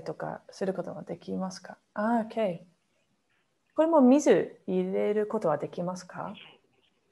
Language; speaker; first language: Japanese; non-native, fluent; English